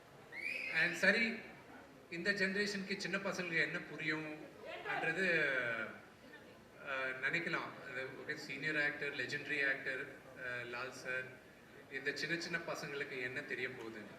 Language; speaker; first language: Tamil; non-native, local second language; Telugu